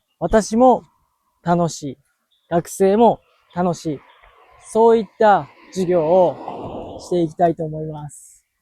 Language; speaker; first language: Japanese; native; Japanese